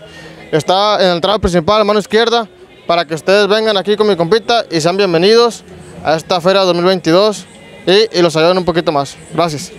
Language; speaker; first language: Spanish; native; Spanish